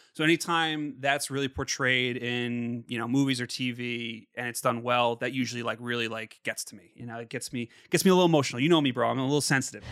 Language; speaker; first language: English; native; English